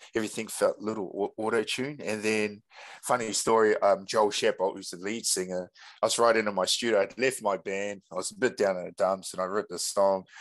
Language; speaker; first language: English; native; English